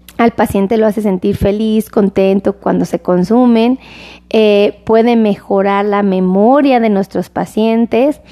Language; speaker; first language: Spanish; native; Spanish